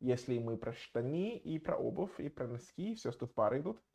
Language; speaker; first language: Russian; non-native, fluent; English